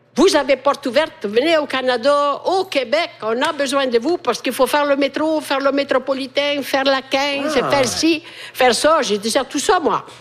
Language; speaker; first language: French; non-native, fluent; Italian